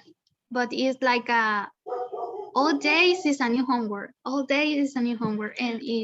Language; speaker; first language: English; non-native, learner; Spanish